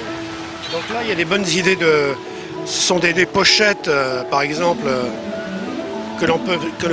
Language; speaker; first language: French; native; French